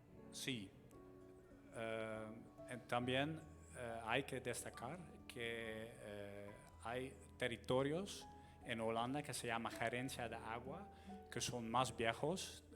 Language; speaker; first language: Spanish; non-native, fluent; Dutch